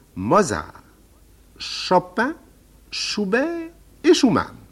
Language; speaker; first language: French; native; French